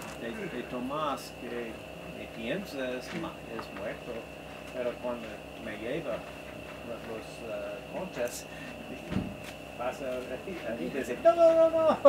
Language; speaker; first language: Spanish; non-native, learner; English